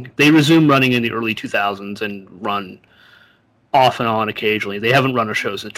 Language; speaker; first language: English; native; English